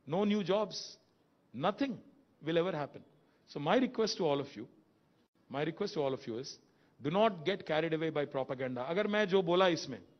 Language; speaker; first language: Hindi; non-native, local second language; Telugu